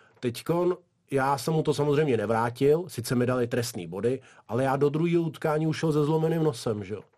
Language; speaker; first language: Czech; early bilingual, other home language; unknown